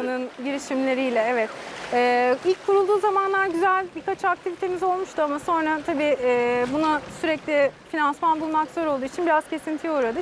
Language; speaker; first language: Turkish; native; Turkish